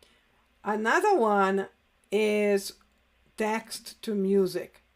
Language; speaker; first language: English; native; English